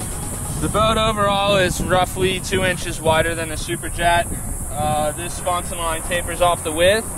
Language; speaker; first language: English; native; English